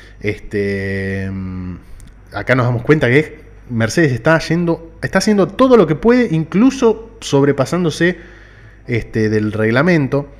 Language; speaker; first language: Spanish; native; Spanish